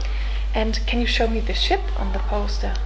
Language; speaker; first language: English; non-native, fluent; German